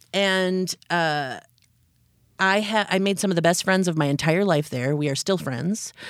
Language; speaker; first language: English; native; English